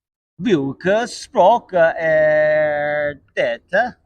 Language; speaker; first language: Norwegian; non-native, learner; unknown